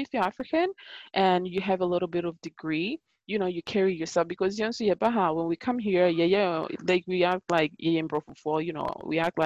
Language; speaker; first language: English; non-native, fluent; Italian